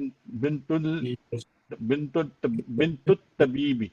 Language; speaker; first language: Arabic; non-native, learner; Urdu